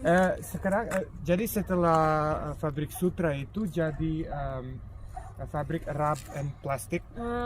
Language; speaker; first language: Indonesian; non-native, fluent; Serbian